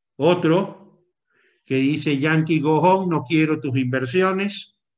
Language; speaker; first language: Spanish; native; Spanish